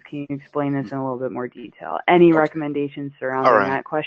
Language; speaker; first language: English; native; English